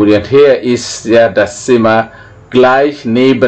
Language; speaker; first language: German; non-native, fluent; Indonesian